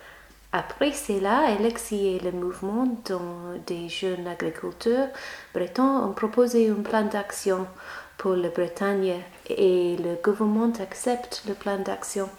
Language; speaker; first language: French; non-native, learner; English